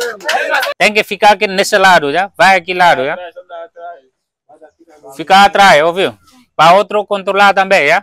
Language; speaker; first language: Portuguese; non-native, learner; Vietnamese